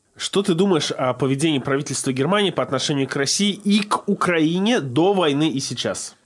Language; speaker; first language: Russian; native; Russian